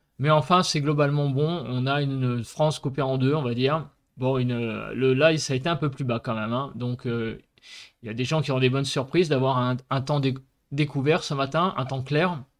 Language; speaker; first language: French; native; French